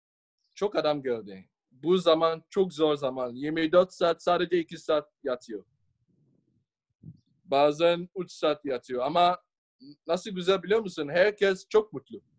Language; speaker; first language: Turkish; non-native, learner; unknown